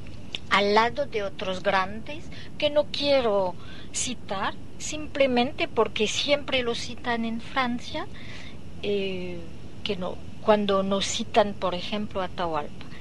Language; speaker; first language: Spanish; non-native, fluent; French